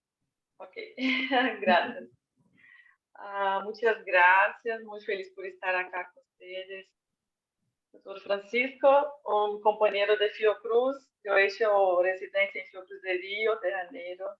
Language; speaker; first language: Spanish; non-native, fluent; Portuguese